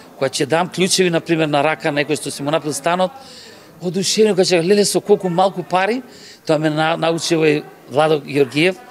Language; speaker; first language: Macedonian; early bilingual, other home language; Croatian